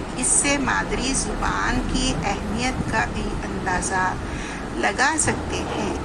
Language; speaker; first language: Urdu; native; Urdu